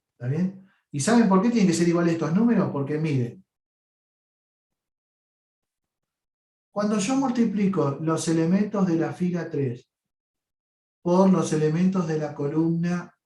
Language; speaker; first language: Spanish; native; Spanish